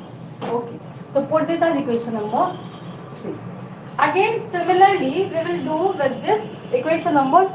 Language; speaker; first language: English; non-native, local second language; Hindi